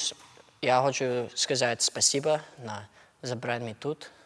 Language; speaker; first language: Russian; non-native, learner; English